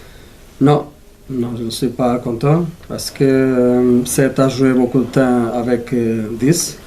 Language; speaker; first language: French; non-native, learner; Portuguese